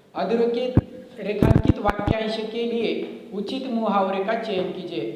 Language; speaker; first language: Hindi; non-native, local second language; Marathi